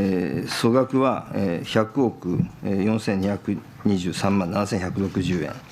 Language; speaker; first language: Japanese; native; Japanese